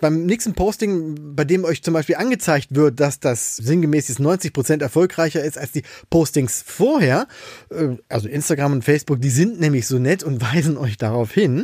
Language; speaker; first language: German; native; German